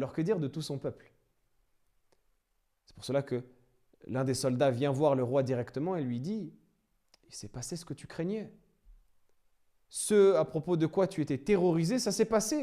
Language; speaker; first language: French; native; French